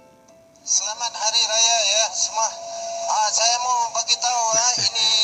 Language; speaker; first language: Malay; non-native, fluent; Bangla